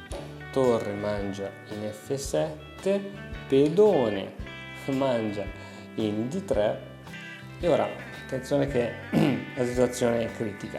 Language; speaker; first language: Italian; native; Italian